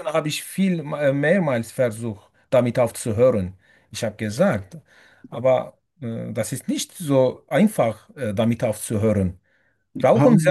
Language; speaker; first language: German; non-native, learner; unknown